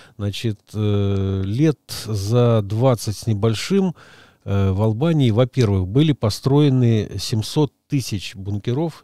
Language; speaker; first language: Russian; native; Russian